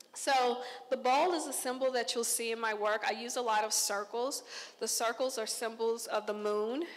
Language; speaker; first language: English; native; English